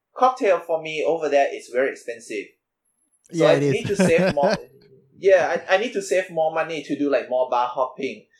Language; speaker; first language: English; non-native, learner; Thai